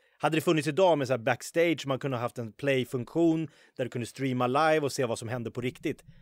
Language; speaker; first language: Swedish; native; Swedish